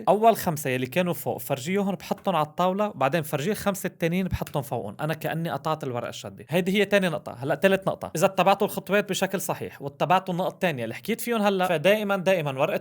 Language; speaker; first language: Arabic; native; Arabic